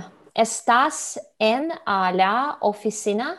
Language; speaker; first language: Spanish; non-native, learner; Russian